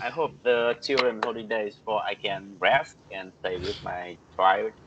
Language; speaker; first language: English; non-native, learner; Vietnamese